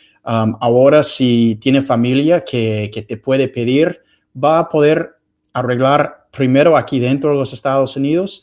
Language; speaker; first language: Spanish; non-native, fluent; English